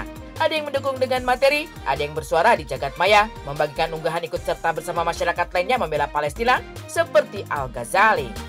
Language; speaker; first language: Indonesian; native; Indonesian